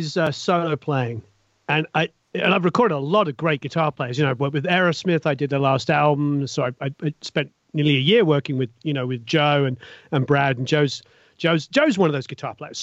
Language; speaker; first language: English; native; English